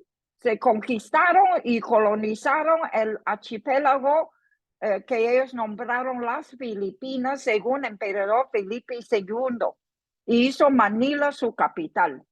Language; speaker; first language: Spanish; non-native, fluent; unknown